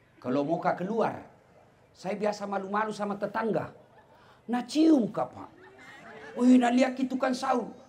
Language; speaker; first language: Indonesian; non-native, local second language; Buginese